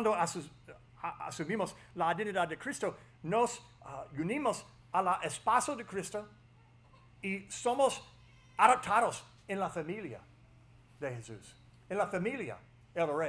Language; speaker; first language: Spanish; non-native, fluent; English